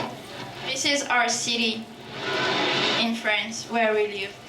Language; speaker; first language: English; non-native, fluent; French